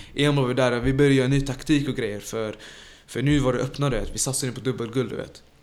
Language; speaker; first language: Swedish; early bilingual, other home language; Tajik